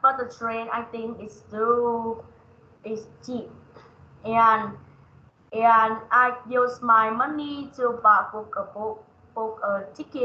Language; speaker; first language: English; non-native, learner; Vietnamese